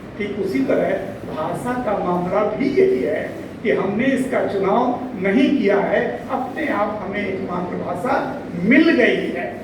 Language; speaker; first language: Hindi; native; Hindi